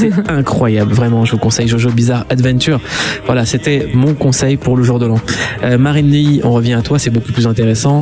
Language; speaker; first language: French; native; French